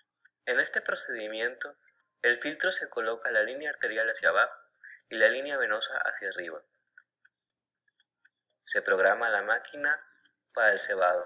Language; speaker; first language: Spanish; native; Spanish